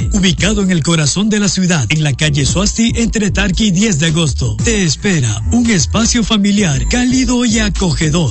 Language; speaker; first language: Spanish; native; Spanish